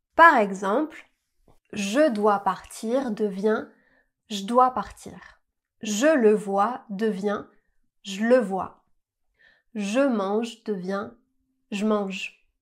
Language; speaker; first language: French; native; French